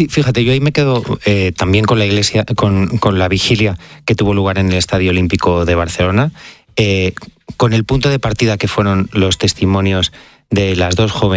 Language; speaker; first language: Spanish; native; Spanish